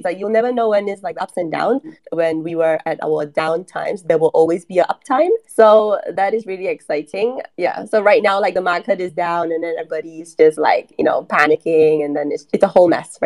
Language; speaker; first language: English; non-native, local second language; Chinese